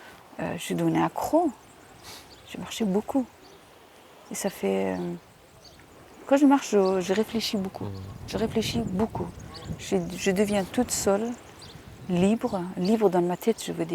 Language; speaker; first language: French; non-native, fluent; Persian